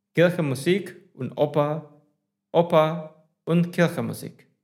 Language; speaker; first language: German; non-native, fluent; Spanish